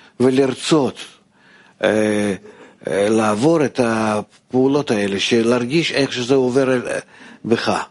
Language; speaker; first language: Hebrew; non-native, fluent; Russian